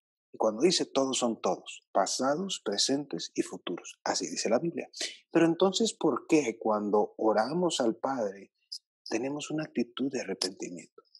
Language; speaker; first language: Spanish; native; Spanish